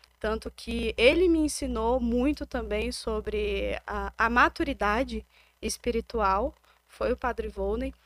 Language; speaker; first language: Portuguese; native; Portuguese